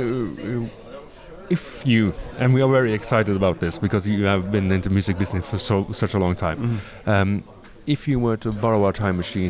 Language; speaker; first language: English; non-native, fluent; Norwegian